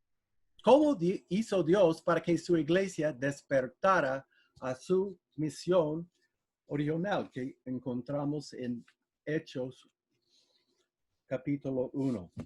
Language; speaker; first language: Spanish; non-native, fluent; English